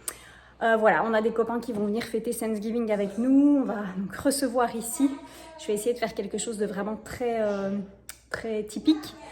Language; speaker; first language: French; native; French